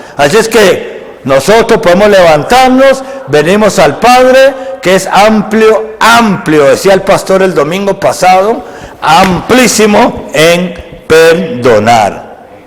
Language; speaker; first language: Spanish; native; Spanish